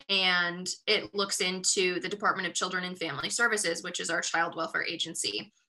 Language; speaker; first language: English; native; English